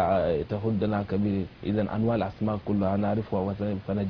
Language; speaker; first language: Arabic; non-native, fluent; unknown